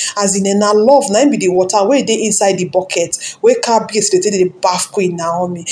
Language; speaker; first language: Nigerian Pidgin; non-native, local second language; Yoruba